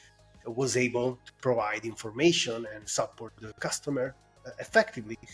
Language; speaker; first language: English; non-native, fluent; Italian